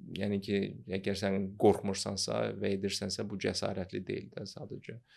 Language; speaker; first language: Azerbaijani; non-native, local second language; Russian